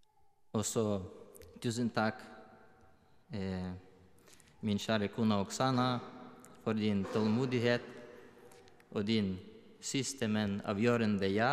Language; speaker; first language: Norwegian; non-native, fluent; Ukrainian